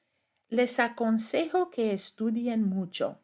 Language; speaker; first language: Spanish; non-native, fluent; English